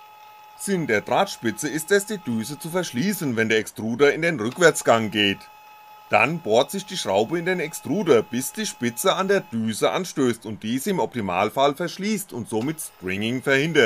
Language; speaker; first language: German; native; German